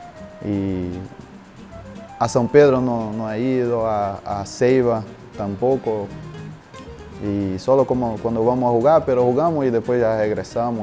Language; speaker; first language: Spanish; non-native, learner; Portuguese